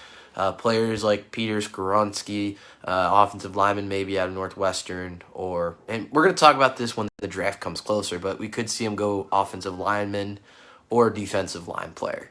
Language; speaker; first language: English; native; English